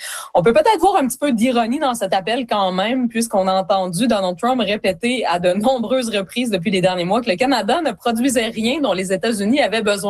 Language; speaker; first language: French; native; French